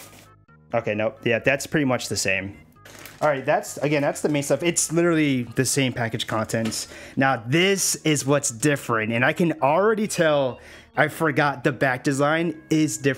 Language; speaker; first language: English; native; English